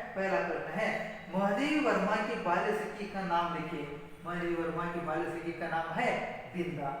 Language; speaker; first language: Hindi; non-native, local second language; Kannada